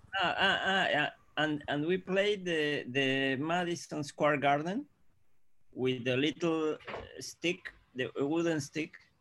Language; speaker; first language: English; non-native, learner; Spanish